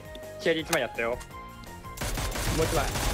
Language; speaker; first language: Japanese; native; Japanese